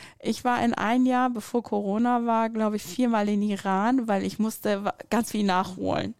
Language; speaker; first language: German; non-native, fluent; Persian